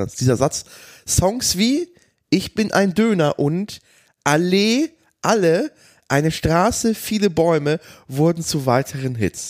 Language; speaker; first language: German; native; German